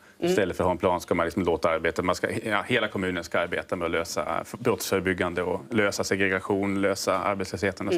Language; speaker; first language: Swedish; native; Swedish